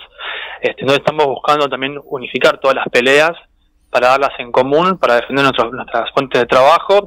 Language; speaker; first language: Spanish; native; Spanish